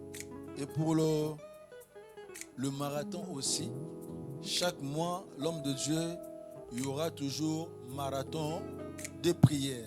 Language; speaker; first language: French; non-native, local second language; Lingala